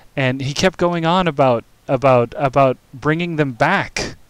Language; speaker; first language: English; native; English